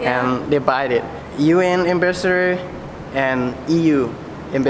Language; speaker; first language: English; non-native, learner; Lao